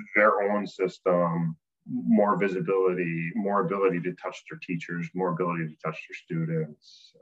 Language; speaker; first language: English; native; English